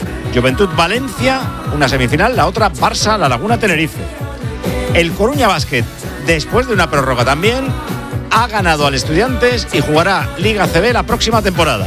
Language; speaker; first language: Spanish; native; Spanish